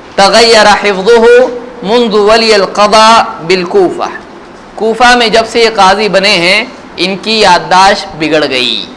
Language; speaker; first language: Urdu; native; Urdu